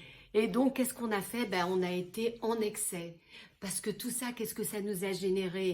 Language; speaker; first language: French; native; French